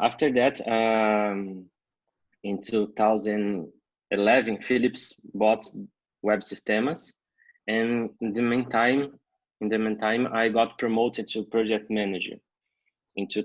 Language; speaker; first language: English; non-native, learner; Portuguese